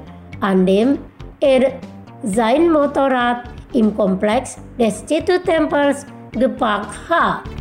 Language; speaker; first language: German; non-native, fluent; Indonesian